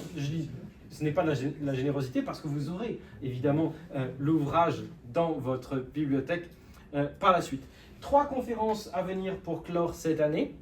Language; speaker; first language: French; native; French